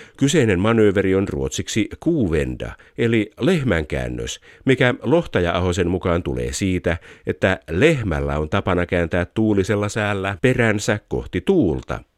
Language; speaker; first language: Finnish; native; Finnish